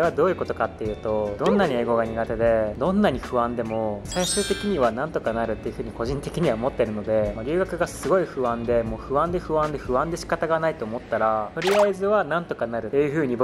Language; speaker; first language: Japanese; native; Japanese